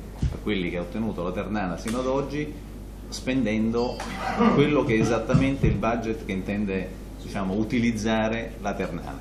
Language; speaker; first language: Italian; native; Italian